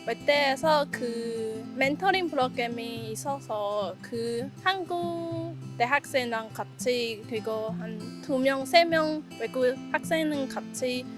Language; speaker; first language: Korean; non-native, learner; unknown